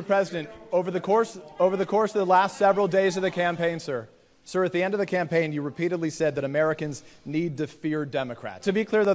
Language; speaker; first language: English; native; English